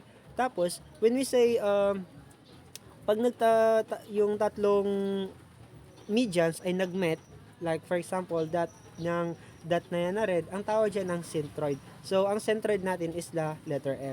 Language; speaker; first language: Filipino; native; Filipino